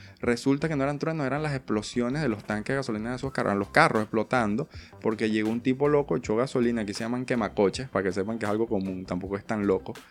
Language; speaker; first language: Spanish; native; Spanish